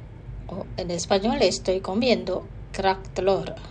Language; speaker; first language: Spanish; non-native, fluent; Indonesian